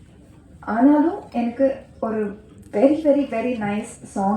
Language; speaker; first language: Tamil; non-native, learner; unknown